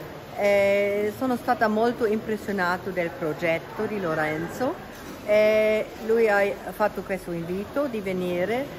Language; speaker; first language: Italian; non-native, learner; German